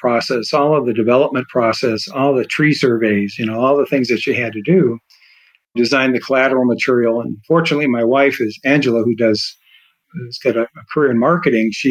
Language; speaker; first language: English; native; English